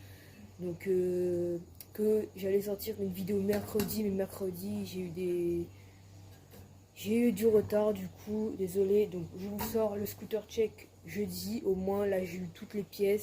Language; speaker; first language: French; native; French